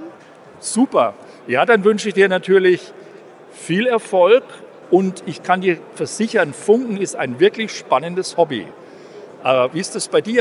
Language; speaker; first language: German; native; German